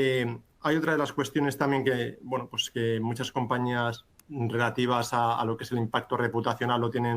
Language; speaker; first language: Spanish; native; Spanish